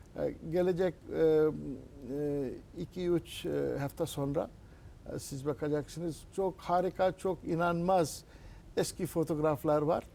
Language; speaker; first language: Turkish; non-native, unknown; Urdu